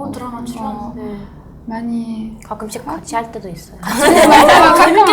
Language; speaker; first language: Korean; non-native, fluent; French